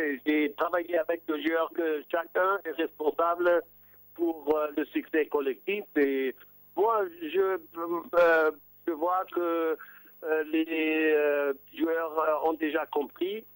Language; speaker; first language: French; non-native, fluent; German